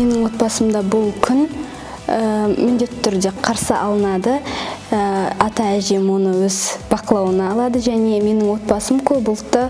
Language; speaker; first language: Kazakh; non-native, local second language; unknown